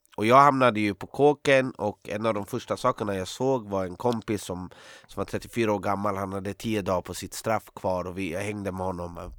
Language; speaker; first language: Swedish; native; Swedish